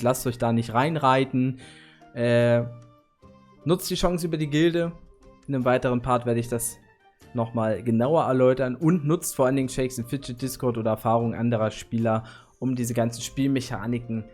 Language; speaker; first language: German; native; German